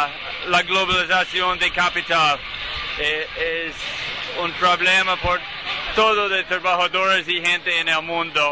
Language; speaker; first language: Spanish; non-native, learner; English